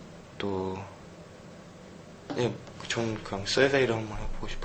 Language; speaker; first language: Korean; early bilingual, heritage; Korean